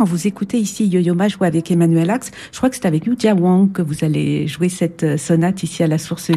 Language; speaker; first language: French; native; French